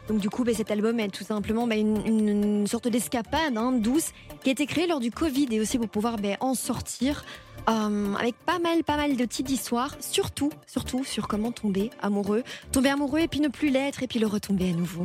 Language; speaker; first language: French; native; French